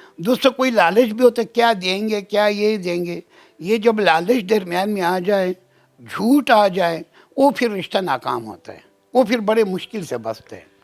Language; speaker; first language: Urdu; non-native, local second language; Pashto